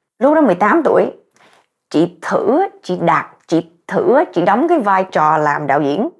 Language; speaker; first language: Vietnamese; early bilingual, heritage; Vietnamese